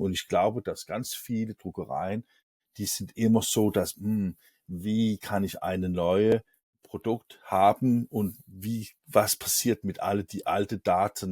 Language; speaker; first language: German; non-native, learner; Danish